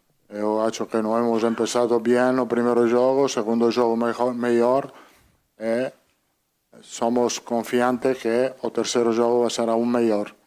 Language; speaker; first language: Portuguese; non-native, fluent; Italian